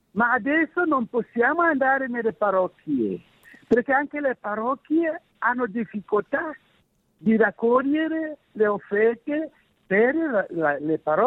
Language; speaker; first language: Italian; non-native, fluent; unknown